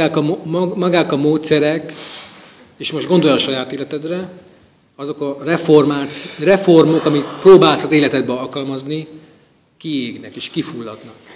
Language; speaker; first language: Hungarian; native; Hungarian